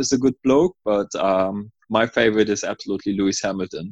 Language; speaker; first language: English; non-native, fluent; German